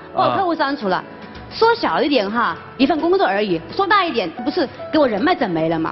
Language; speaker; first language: Chinese; native; Chinese